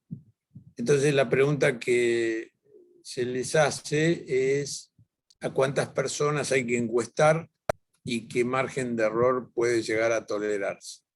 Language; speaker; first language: Spanish; native; Spanish